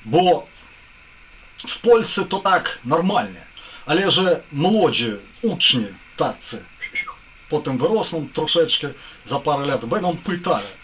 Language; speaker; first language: Polish; non-native, learner; Ukrainian